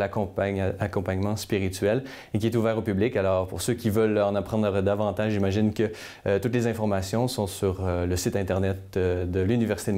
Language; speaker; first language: French; native; French